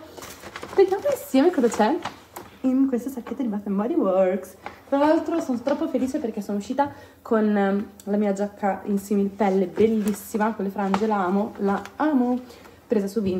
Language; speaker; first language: Italian; native; Italian